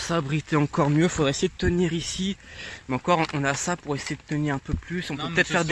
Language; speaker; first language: French; native; French